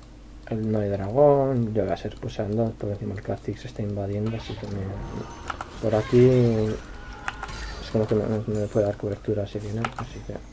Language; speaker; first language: Spanish; native; Spanish